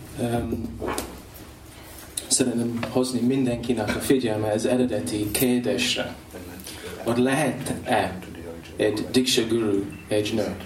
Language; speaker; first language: Hungarian; non-native, learner; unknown